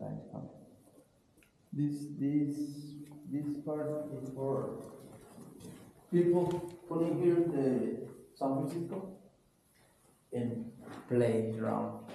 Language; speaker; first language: English; non-native, learner; Spanish